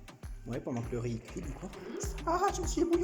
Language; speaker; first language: French; early bilingual, other home language; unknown